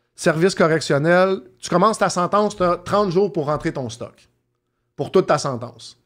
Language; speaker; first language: French; native; French